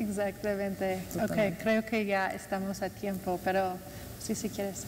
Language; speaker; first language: Spanish; non-native, fluent; English